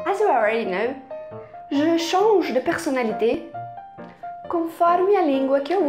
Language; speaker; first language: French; non-native, fluent; Portuguese